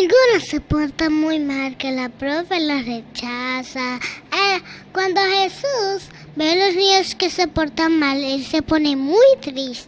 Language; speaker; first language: Spanish; early bilingual, other home language; Haitian Creole